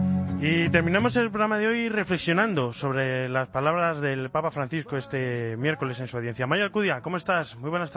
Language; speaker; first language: Spanish; native; Spanish